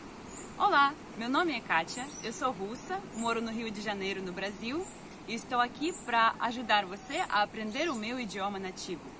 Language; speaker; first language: Portuguese; non-native, fluent; Russian